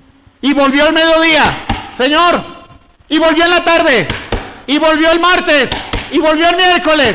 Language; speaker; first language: Spanish; native; Spanish